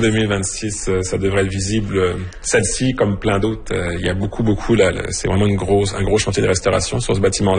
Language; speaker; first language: French; native; French